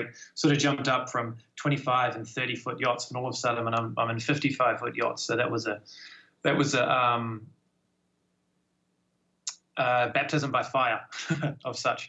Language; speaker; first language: English; native; English